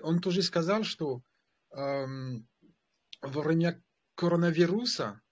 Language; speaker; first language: Russian; non-native, fluent; French